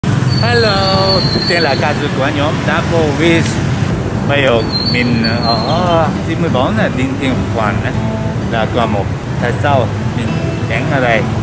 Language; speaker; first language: Vietnamese; non-native, learner; Japanese